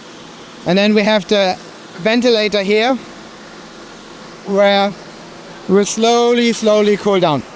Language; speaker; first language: English; non-native, fluent; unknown